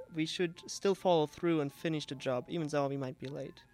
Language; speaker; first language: English; non-native, fluent; German